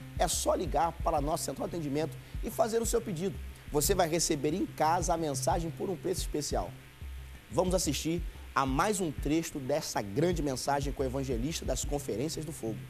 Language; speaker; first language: Portuguese; native; Portuguese